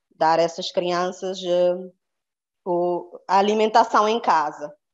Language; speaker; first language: Portuguese; non-native, local second language; Kabuverdianu